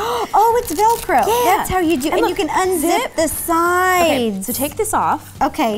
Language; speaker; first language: English; native; English